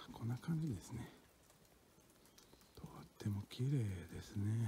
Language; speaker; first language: Japanese; non-native, fluent; French